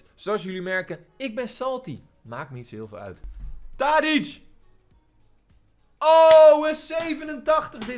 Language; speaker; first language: Dutch; native; Dutch